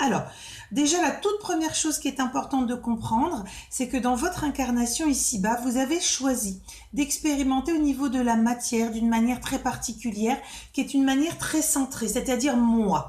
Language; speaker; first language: French; native; French